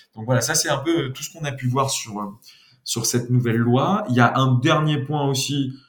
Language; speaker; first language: French; native; French